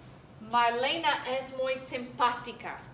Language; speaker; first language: Spanish; non-native, fluent; English